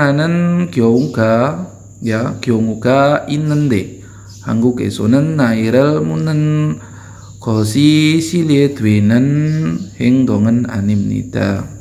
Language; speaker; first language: Korean; non-native, fluent; Indonesian